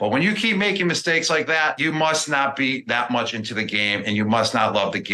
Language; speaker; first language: English; native; English